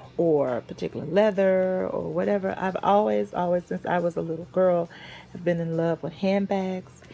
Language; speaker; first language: English; native; English